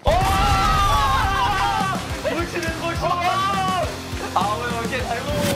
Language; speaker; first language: French; native; French